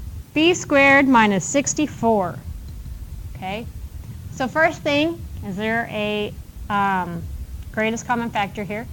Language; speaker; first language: English; native; English